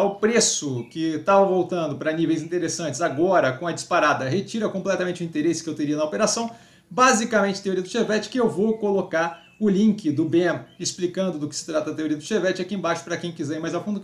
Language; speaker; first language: Portuguese; native; Portuguese